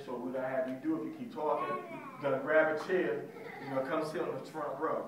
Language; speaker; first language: English; native; English